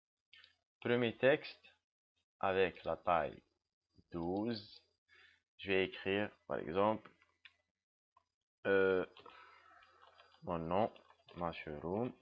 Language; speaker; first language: French; non-native, local second language; Arabic